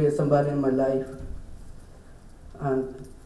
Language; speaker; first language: English; non-native, learner; Kʼicheʼ